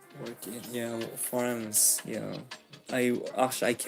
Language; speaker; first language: English; non-native, local second language; Filipino